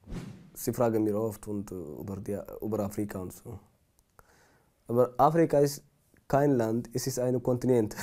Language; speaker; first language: German; non-native, learner; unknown